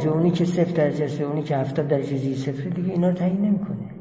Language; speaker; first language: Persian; native; Persian